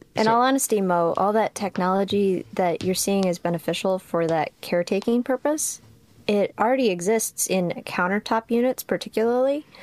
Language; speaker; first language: English; native; English